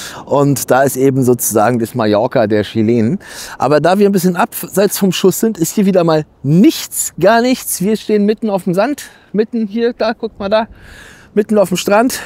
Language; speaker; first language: German; native; German